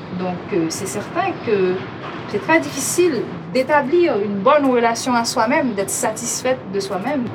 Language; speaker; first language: French; non-native, local second language; Haitian Creole